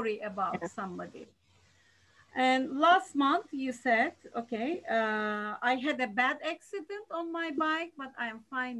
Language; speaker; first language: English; non-native, fluent; Turkish